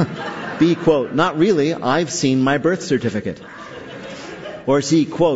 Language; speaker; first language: English; native; English